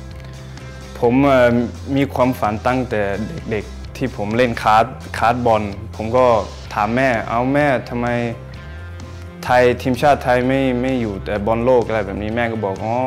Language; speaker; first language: Thai; early bilingual, heritage; Thai